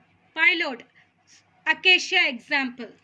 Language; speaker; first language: English; non-native, local second language; Tamil